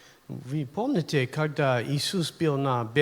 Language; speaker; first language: Russian; non-native, learner; English